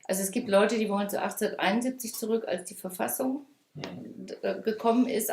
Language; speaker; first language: German; native; German